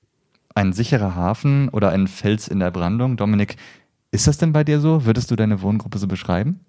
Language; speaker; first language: German; native; German